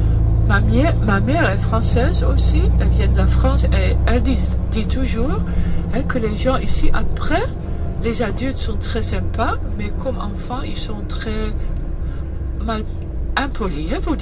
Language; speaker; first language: French; early bilingual, heritage; Dutch